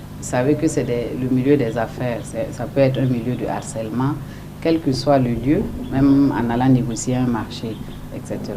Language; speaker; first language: French; non-native, local second language; Mossi